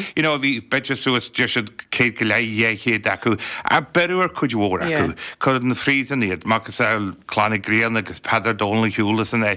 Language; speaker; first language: Irish; native; Irish